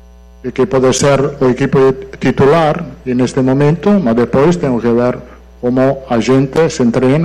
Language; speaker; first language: Portuguese; non-native, fluent; Italian